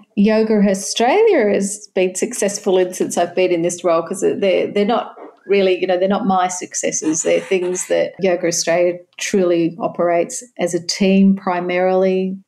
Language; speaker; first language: English; native; English